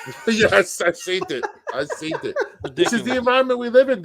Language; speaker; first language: English; native; English